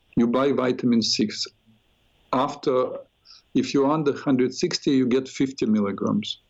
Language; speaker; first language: English; non-native, fluent; Russian